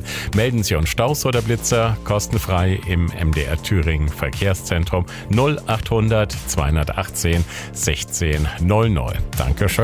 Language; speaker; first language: German; native; German